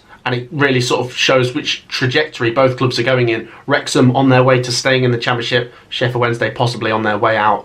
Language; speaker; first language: English; native; English